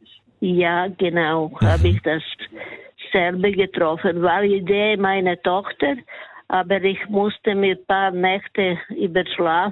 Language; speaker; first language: German; non-native, learner; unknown